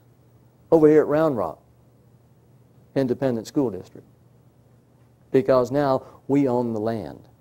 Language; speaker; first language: English; native; English